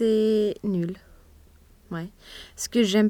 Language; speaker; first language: French; non-native, fluent; Swedish